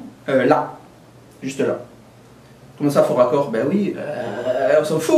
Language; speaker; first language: French; native; French